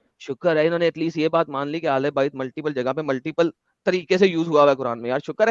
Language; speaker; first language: Urdu; non-native, local second language; Punjabi